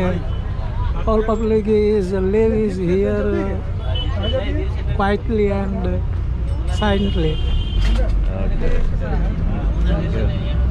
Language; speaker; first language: English; non-native, learner; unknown